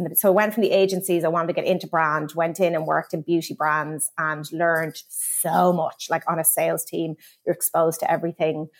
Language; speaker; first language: English; native; English